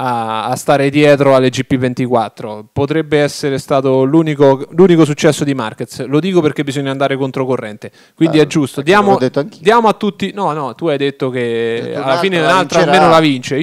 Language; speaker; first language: Italian; native; Italian